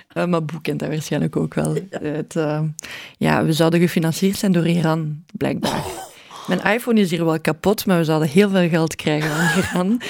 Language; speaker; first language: Dutch; early bilingual, other home language; Arabic